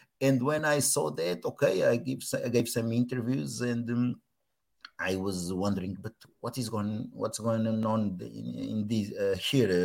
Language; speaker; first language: English; non-native, learner; Portuguese